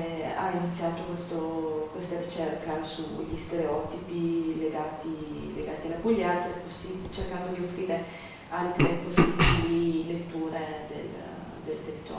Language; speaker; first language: Italian; native; Italian